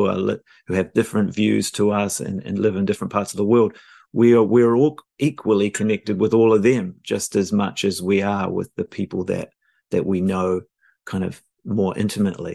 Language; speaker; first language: English; native; English